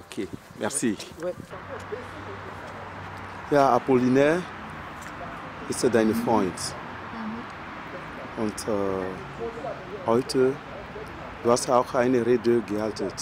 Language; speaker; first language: German; non-native, learner; French